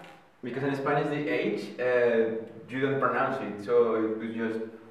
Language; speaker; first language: English; non-native, fluent; Spanish